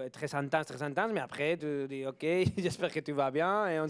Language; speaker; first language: French; non-native, fluent; Spanish